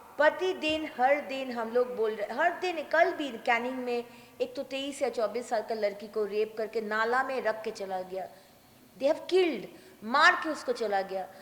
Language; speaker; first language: Hindi; non-native, local second language; Bangla